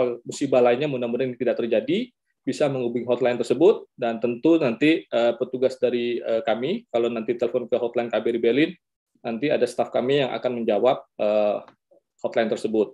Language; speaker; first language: Indonesian; native; Indonesian